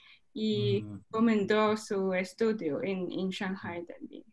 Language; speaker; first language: Spanish; non-native, fluent; Chinese